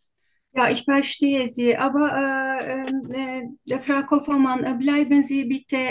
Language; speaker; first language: German; non-native, learner; Turkish